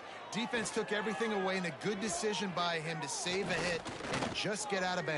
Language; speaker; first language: English; native; English